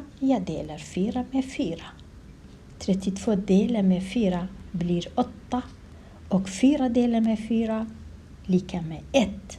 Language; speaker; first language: Swedish; non-native, learner; Kurdish